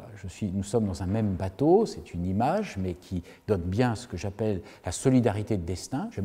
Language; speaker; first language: French; native; French